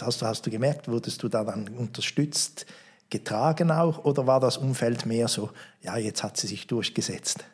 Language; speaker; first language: German; native; German